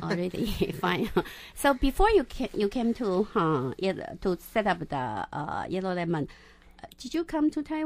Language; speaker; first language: English; non-native, local second language; Chinese